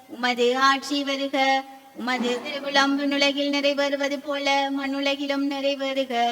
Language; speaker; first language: Tamil; native; Tamil